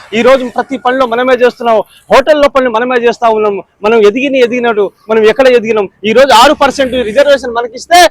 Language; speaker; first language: Telugu; non-native, local second language; Lambadi